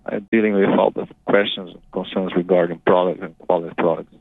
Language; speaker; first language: English; non-native, fluent; Portuguese